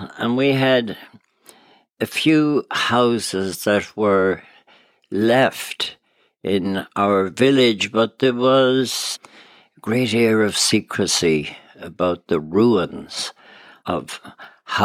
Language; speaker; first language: English; native; English